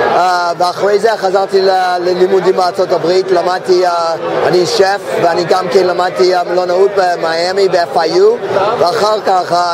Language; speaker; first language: Hebrew; non-native, fluent; English